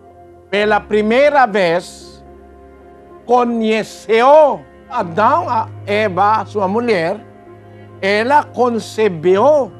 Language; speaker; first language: Portuguese; non-native, learner; Filipino